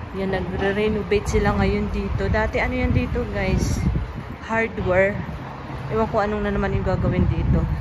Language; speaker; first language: Filipino; non-native, local second language; Hiligaynon